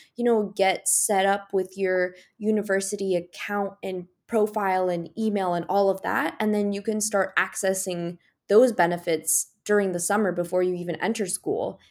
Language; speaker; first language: English; native; English